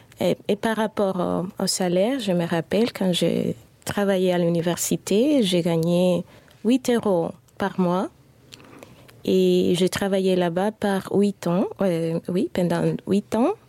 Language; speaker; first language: French; non-native, fluent; Spanish